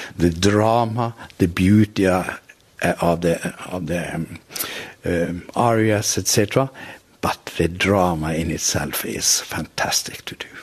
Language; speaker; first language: English; non-native, fluent; Norwegian